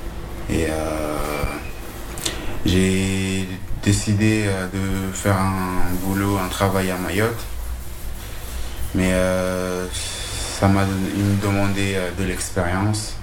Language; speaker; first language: French; non-native, local second language; Comorian